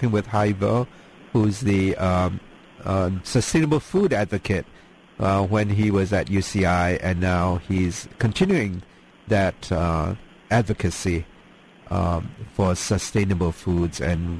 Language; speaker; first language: English; non-native, local second language; Cantonese